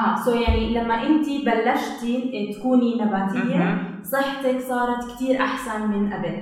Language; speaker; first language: Arabic; native; Arabic